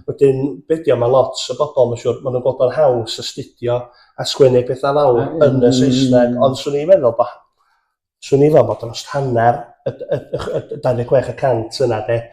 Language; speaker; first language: Welsh; native; Welsh